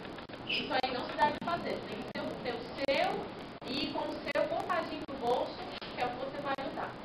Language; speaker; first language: Portuguese; native; Portuguese